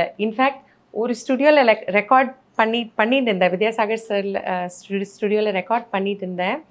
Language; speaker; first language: Tamil; non-native, fluent; Malayalam